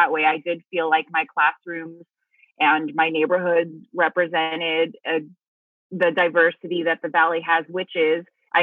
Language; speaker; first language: English; early bilingual, other home language; Filipino